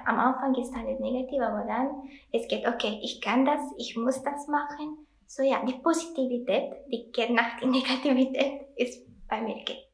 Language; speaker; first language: German; non-native, learner; Italian